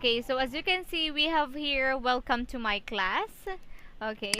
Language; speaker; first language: English; non-native, fluent; Filipino